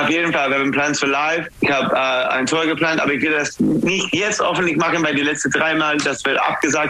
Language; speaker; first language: German; non-native, fluent; English